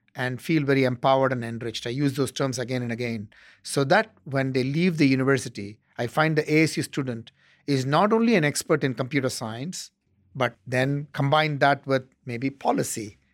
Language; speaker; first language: English; non-native, local second language; Tamil